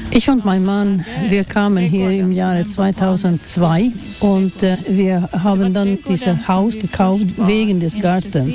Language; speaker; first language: German; non-native, fluent; Swedish